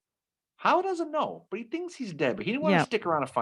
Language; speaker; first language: English; native; English